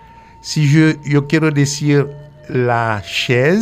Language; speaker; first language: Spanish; non-native, fluent; French